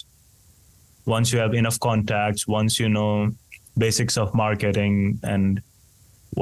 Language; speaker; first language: English; non-native, local second language; Hindi